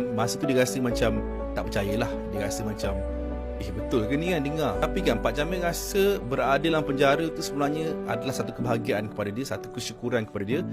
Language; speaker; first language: Malay; native; Malay